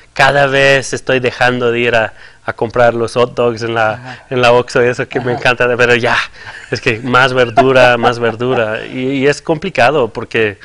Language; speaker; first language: Spanish; non-native, fluent; French